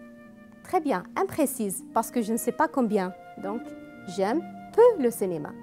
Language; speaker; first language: French; non-native, fluent; Arabic